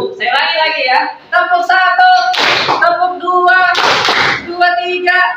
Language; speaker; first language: Indonesian; native; Indonesian